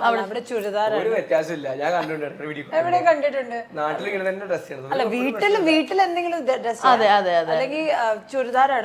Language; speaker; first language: Malayalam; non-native, local second language; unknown